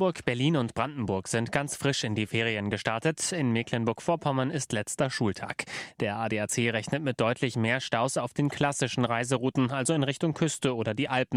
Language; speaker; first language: German; native; German